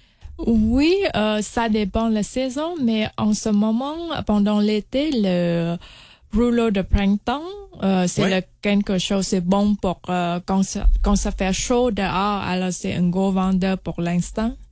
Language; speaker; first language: French; non-native, learner; Vietnamese